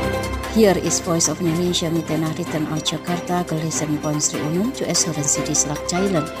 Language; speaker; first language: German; non-native, fluent; Indonesian